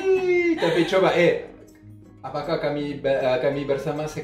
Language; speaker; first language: Indonesian; non-native, fluent; French